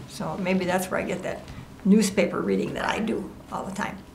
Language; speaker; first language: English; native; English